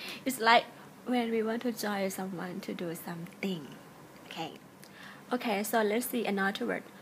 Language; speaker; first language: English; non-native, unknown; Thai